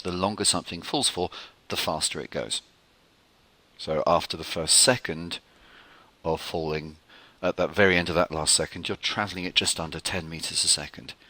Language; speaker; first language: English; native; English